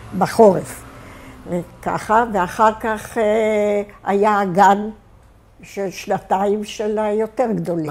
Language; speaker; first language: Hebrew; native; Hebrew